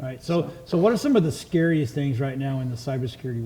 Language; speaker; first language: English; native; English